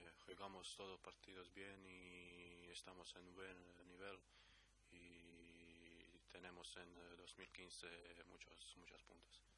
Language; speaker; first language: Spanish; non-native, learner; Croatian